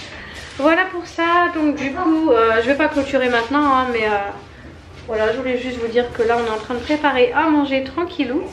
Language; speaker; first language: French; native; French